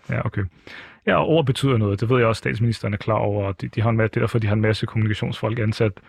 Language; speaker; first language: Danish; early bilingual, other home language; Arabic